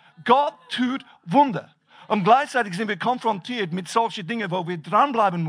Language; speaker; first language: German; non-native, fluent; English